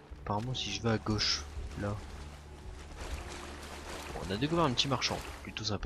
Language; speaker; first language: French; native; French